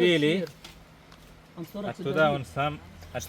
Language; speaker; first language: Russian; non-native, learner; Sinhala